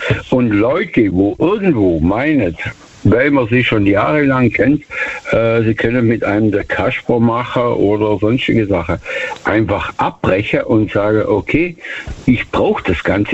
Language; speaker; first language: German; native; German